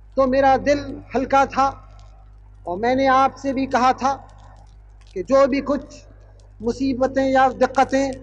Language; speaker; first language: Hindi; native; Hindi